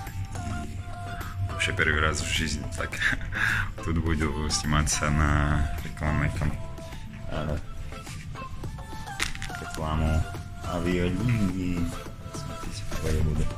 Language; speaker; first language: Russian; non-native, learner; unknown